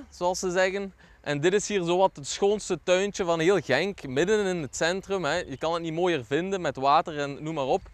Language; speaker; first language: Dutch; native; Dutch